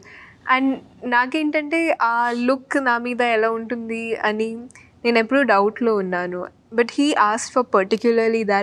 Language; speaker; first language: Telugu; non-native, fluent; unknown